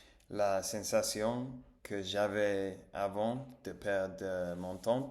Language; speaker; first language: French; non-native, learner; English